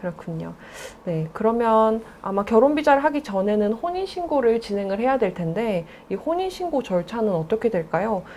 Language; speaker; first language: Korean; native; Korean